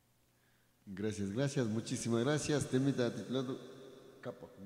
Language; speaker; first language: Spanish; native; Spanish